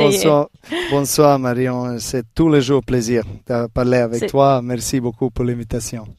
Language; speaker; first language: French; non-native, learner; Serbian